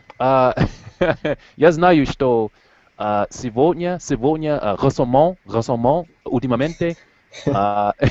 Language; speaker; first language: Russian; non-native, learner; English